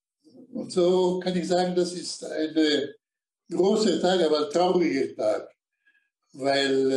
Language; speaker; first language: German; non-native, fluent; Slovak